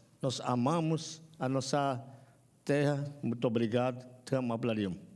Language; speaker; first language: Portuguese; non-native, local second language; Yanomámi